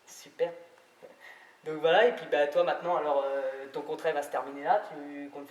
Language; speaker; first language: French; native; French